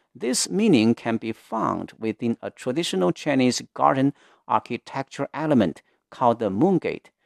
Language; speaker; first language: English; non-native, fluent; Chinese